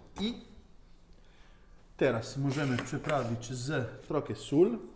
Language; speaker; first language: Polish; non-native, learner; Italian